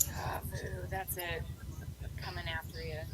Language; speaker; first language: English; native; English